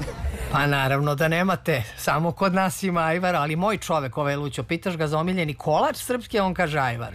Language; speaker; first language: Serbian; native; Serbian